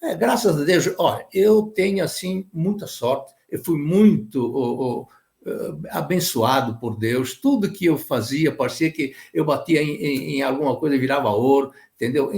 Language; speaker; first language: Portuguese; native; Portuguese